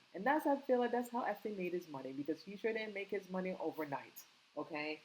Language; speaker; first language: English; native; English